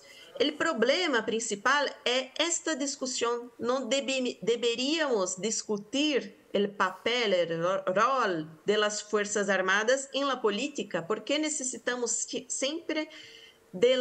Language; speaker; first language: Spanish; non-native, fluent; Portuguese